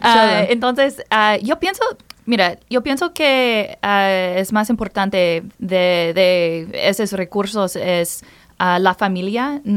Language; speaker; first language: Spanish; non-native, learner; English